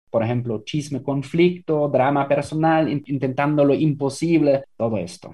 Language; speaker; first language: Spanish; non-native, fluent; German